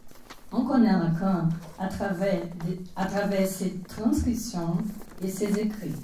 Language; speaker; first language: French; non-native, fluent; Portuguese